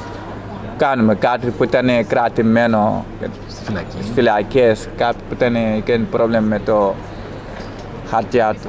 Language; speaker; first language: Greek; non-native, learner; Wolof